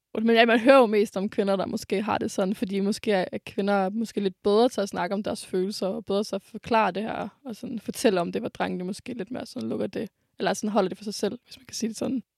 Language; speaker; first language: Danish; early bilingual, other home language; French